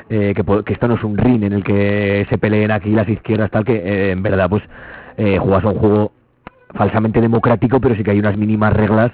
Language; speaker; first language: Spanish; native; Spanish